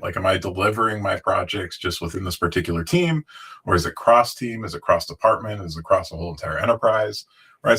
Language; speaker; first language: English; native; English